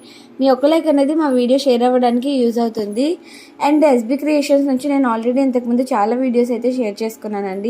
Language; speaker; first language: Telugu; native; Telugu